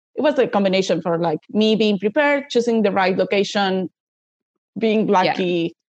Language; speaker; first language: English; non-native, fluent; Spanish